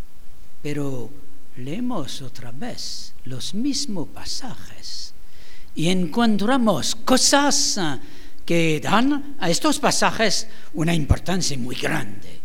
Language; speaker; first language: Spanish; non-native, fluent; French